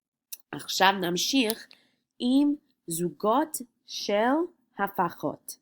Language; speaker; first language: Hebrew; non-native, fluent; English